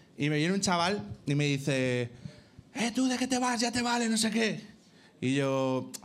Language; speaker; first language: Spanish; native; Spanish